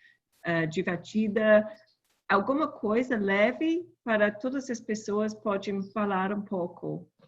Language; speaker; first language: Portuguese; non-native, learner; English